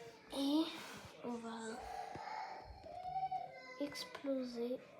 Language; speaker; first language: French; non-native, learner; German